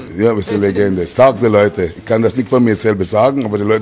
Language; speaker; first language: German; non-native, learner; English